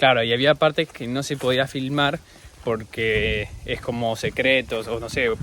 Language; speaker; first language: Spanish; native; Spanish